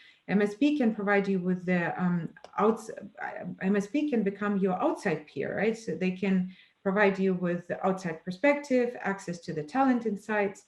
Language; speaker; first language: English; non-native, fluent; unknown